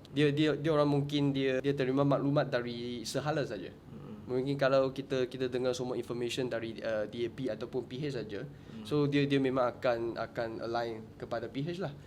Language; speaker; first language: Malay; non-native, local second language; Chinese